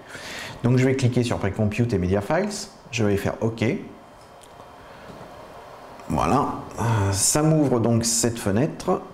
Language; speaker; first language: French; native; French